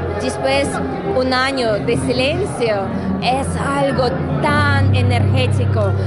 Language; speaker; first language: Spanish; non-native, learner; Russian